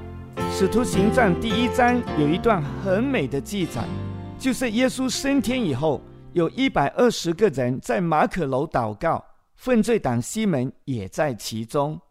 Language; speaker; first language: Chinese; native; Chinese